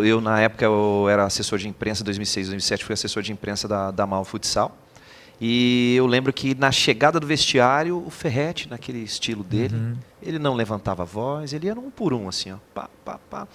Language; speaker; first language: Portuguese; native; Portuguese